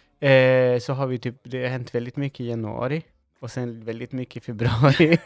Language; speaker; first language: Swedish; non-native, fluent; Spanish